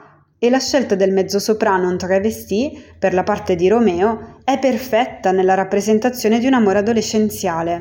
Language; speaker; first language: Italian; native; Italian